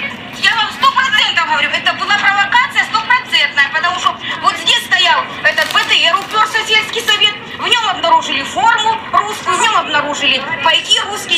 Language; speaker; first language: Russian; native; Russian